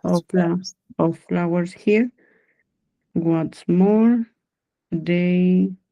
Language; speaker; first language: English; non-native, learner; Spanish